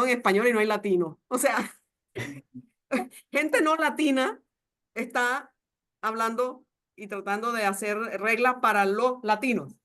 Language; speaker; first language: Spanish; native; Spanish